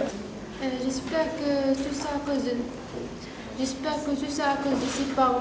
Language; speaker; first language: French; non-native, learner; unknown